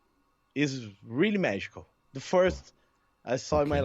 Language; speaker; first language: English; non-native, learner; Portuguese